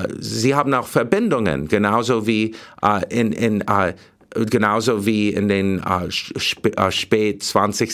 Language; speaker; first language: German; non-native, learner; English